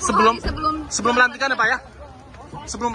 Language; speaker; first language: Indonesian; native; Indonesian